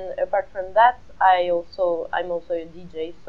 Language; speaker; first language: English; non-native, fluent; French